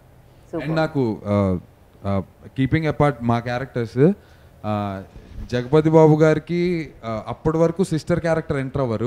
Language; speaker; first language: Telugu; native; Telugu